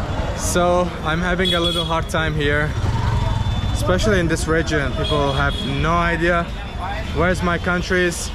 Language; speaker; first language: English; non-native, fluent; Azerbaijani